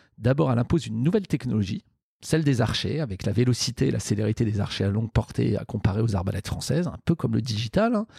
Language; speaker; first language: French; native; French